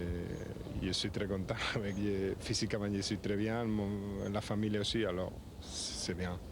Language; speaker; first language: French; non-native, learner; Spanish